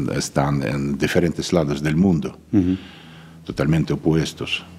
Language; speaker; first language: Spanish; non-native, fluent; Russian